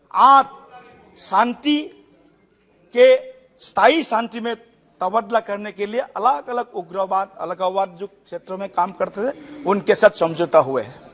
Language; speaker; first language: Hindi; non-native, local second language; Assamese